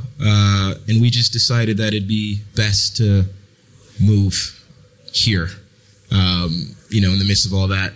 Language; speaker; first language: English; early bilingual, other home language; French